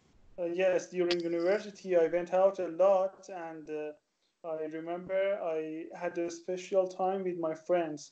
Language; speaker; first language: English; non-native, learner; Persian